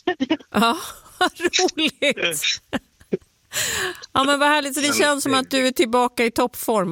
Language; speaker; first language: Swedish; native; Swedish